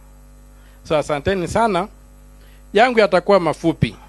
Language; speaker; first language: Swahili; non-native, local second language; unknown